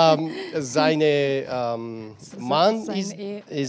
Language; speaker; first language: German; non-native, learner; Bulgarian